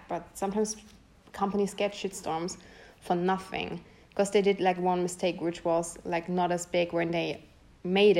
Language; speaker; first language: English; non-native, fluent; German